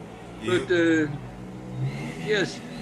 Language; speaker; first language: English; non-native, learner; Icelandic